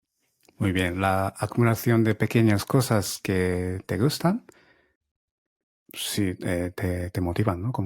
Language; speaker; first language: Spanish; non-native, learner; Japanese